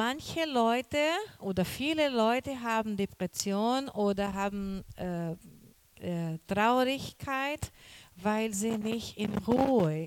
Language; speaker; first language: German; non-native, learner; Portuguese